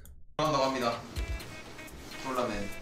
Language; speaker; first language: Korean; native; Korean